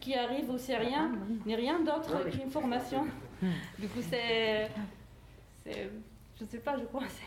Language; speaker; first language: French; non-native, fluent; Arabic